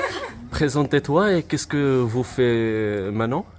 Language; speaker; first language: French; non-native, learner; Arabic